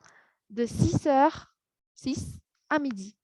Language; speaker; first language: French; non-native, fluent; Spanish